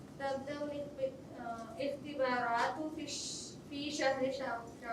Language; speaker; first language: Arabic; non-native, learner; Urdu